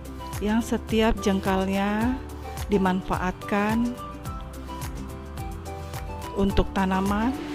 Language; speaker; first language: Indonesian; native; Indonesian